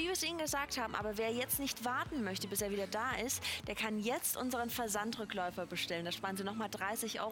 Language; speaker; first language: German; native; German